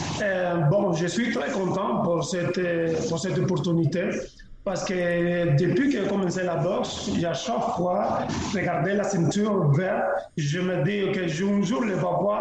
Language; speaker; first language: French; non-native, fluent; Spanish